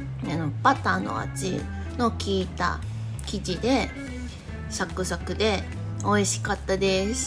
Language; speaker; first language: Japanese; non-native, fluent; Chinese